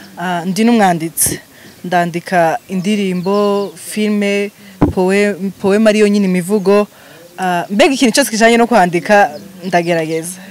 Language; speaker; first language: Kinyarwanda; native; Kinyarwanda